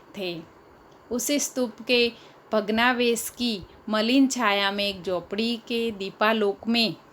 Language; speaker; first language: Hindi; non-native, local second language; Gujarati